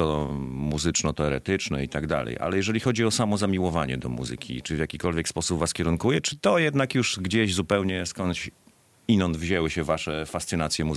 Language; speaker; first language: Polish; native; Polish